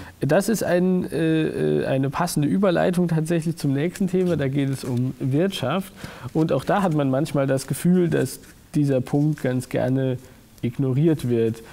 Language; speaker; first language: German; native; German